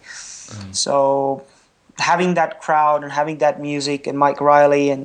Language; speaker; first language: English; non-native, fluent; Estonian